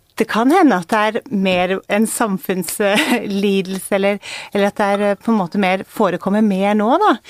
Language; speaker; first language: Norwegian; native; Norwegian